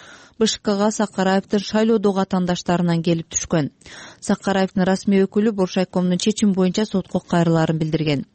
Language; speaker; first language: Kyrgyz; native; Kyrgyz